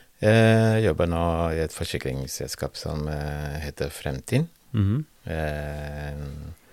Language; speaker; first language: Norwegian; non-native, fluent; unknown